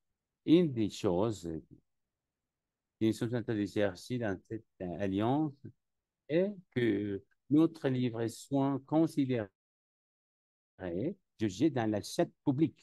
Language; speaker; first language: French; non-native, learner; Spanish